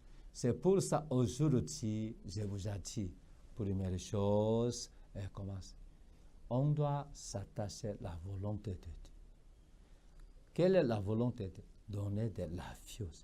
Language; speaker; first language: French; non-native, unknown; Korean